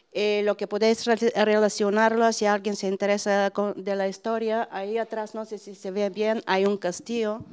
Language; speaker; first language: Spanish; non-native, fluent; Bulgarian